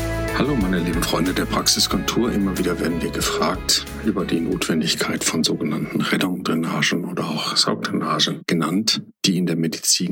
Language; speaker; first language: German; native; German